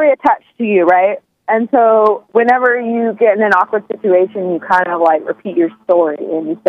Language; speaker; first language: English; native; English